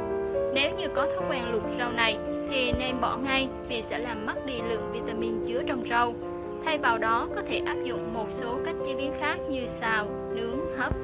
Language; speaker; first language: Vietnamese; native; Vietnamese